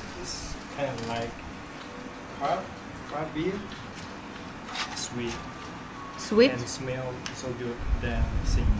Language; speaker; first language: English; non-native, learner; Thai